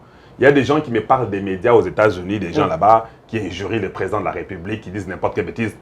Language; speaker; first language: French; non-native, local second language; Lingala